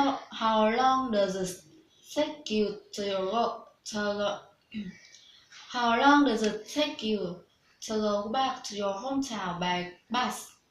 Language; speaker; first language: English; non-native, learner; Vietnamese